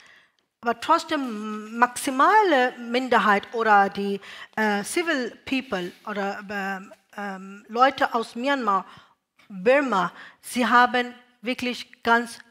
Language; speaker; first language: German; non-native, learner; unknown